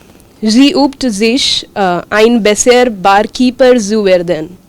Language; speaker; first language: German; non-native, learner; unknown